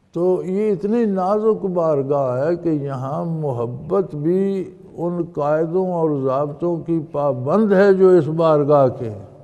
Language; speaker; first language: Urdu; non-native, local second language; Punjabi